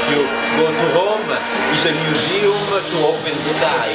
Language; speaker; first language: English; non-native, learner; Italian